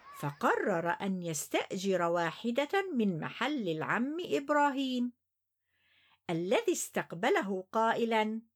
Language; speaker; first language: Arabic; native; Arabic